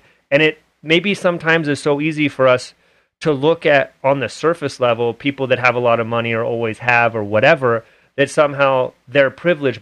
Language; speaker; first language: English; native; English